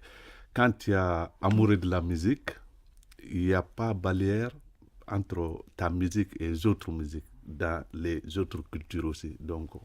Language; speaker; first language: French; non-native, local second language; Bambara